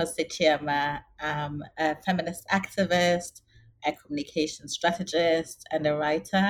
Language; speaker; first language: English; non-native, local second language; Akan